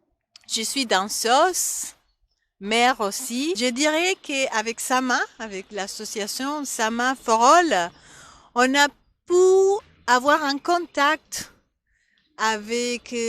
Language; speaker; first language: French; non-native, fluent; Spanish